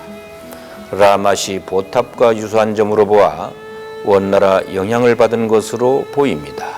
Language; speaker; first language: Korean; native; Korean